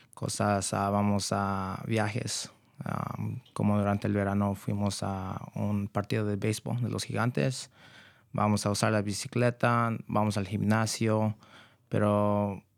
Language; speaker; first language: Spanish; early bilingual, heritage; Spanish